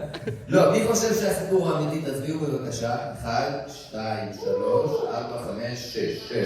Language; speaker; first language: Hebrew; native; Hebrew